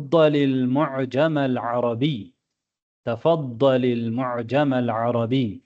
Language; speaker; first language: Arabic; non-native, fluent; Tamil